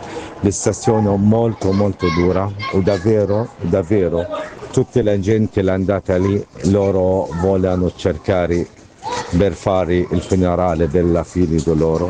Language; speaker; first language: Italian; non-native, learner; Arabic